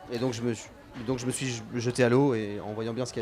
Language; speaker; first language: French; native; French